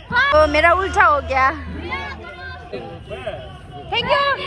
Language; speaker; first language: Hindi; non-native, local second language; Tibetan